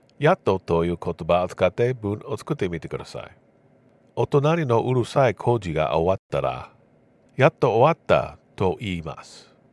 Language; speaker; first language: Japanese; non-native, learner; English